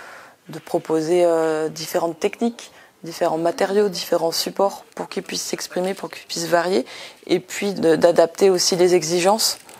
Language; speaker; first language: French; native; French